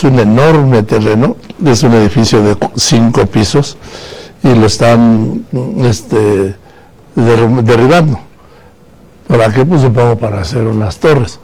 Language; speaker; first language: Spanish; native; Spanish